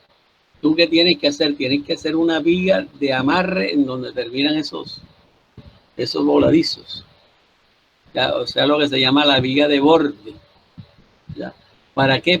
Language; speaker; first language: Spanish; native; Spanish